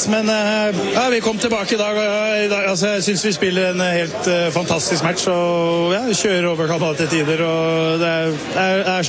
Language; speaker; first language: Norwegian; native; Norwegian